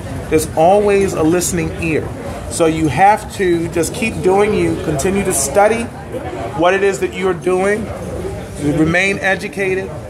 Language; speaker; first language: English; native; English